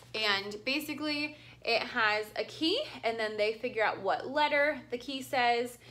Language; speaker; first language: English; native; English